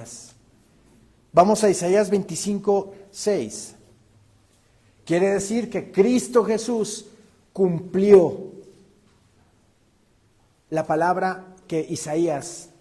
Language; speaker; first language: Spanish; native; Spanish